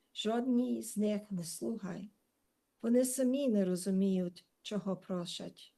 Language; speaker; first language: Ukrainian; early bilingual, heritage; Ukrainian